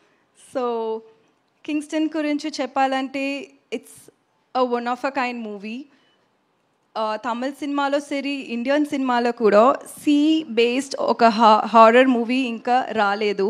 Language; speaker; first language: Telugu; non-native, learner; Tamil